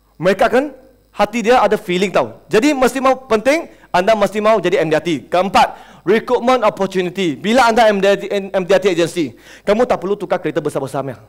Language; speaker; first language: Malay; non-native, local second language; Chinese